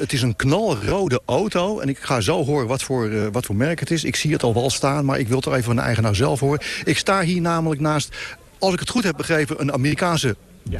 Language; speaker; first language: Dutch; native; Dutch